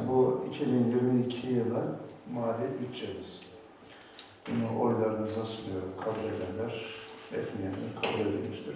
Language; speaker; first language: Turkish; native; Turkish